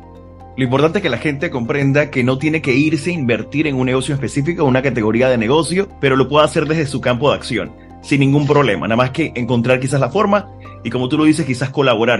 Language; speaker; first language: Spanish; native; Spanish